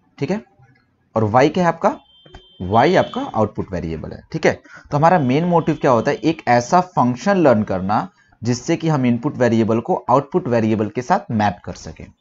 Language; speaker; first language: Hindi; native; Hindi